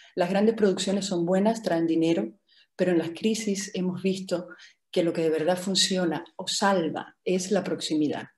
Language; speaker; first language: Spanish; native; Spanish